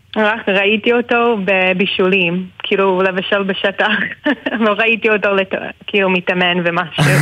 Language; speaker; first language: Hebrew; non-native, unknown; English